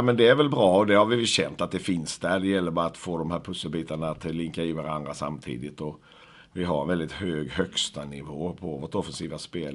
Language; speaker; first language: Swedish; native; Swedish